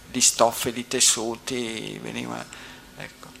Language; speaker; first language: Italian; native; Italian